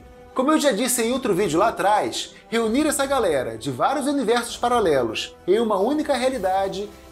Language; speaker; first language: Portuguese; native; Portuguese